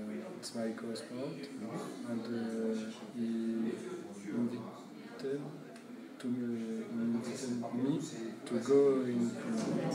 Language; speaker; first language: English; non-native, learner; French